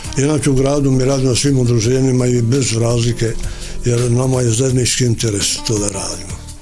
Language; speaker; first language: Bosnian; non-native, fluent; Albanian